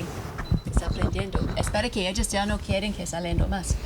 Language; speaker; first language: Spanish; non-native, fluent; English